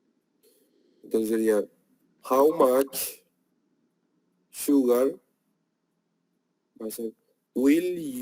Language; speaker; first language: English; non-native, learner; Spanish